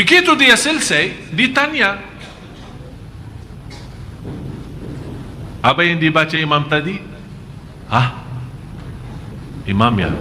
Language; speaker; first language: Indonesian; non-native, fluent; Arabic